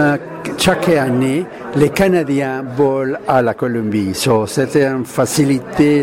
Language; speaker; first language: French; non-native, learner; Spanish